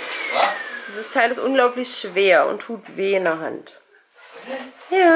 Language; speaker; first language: German; native; German